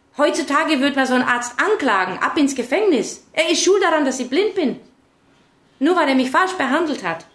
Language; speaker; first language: German; early bilingual, other home language; Czech